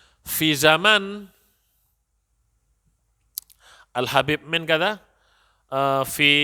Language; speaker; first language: Arabic; non-native, fluent; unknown